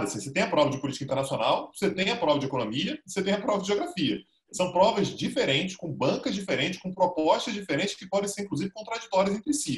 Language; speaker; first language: Portuguese; native; Portuguese